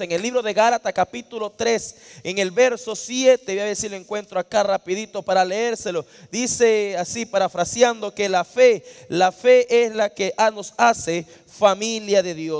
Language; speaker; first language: Spanish; native; Spanish